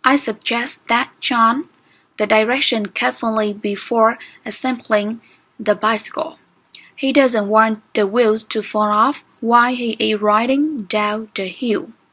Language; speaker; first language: English; non-native, fluent; Vietnamese